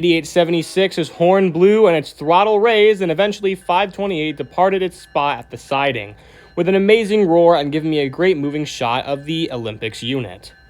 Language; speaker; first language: English; native; English